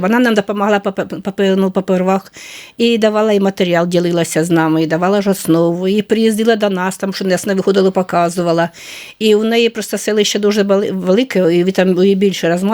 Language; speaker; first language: Ukrainian; native; Ukrainian